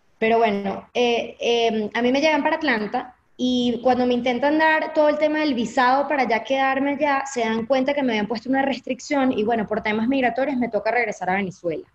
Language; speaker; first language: Spanish; native; Spanish